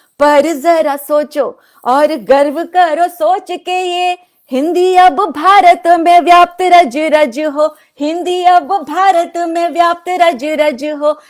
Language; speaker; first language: Hindi; non-native, local second language; Odia